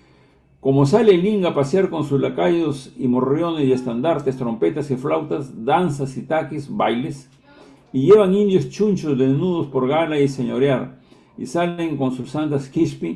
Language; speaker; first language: Spanish; native; Spanish